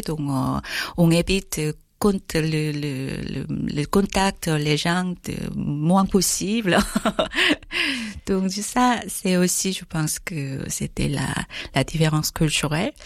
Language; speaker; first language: French; non-native, fluent; Korean